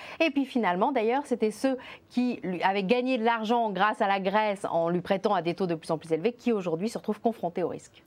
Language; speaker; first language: French; native; French